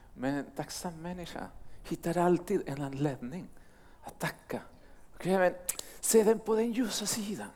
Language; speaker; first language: Swedish; non-native, fluent; Spanish